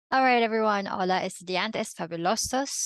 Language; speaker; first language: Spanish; non-native, fluent; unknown